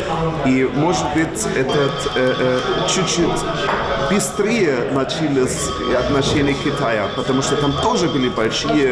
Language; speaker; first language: Russian; non-native, fluent; German